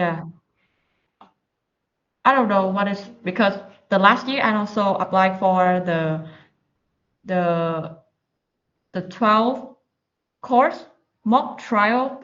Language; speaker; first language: English; non-native, learner; Vietnamese